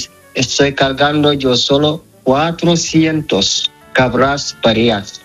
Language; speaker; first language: Spanish; non-native, learner; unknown